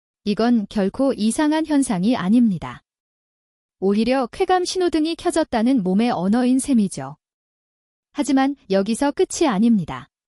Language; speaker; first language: Korean; native; Korean